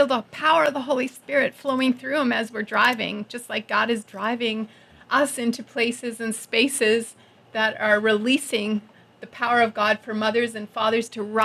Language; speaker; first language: English; native; English